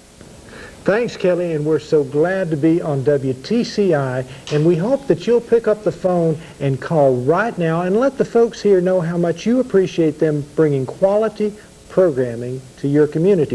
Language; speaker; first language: English; native; English